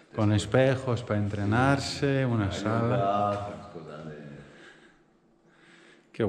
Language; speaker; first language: Spanish; non-native, fluent; Croatian